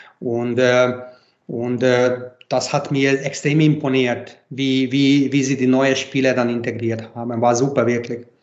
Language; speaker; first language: German; non-native, fluent; Hungarian